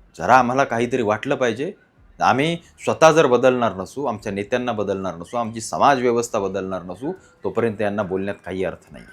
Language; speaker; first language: Marathi; native; Marathi